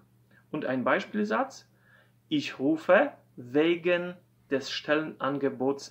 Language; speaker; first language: German; non-native, fluent; Polish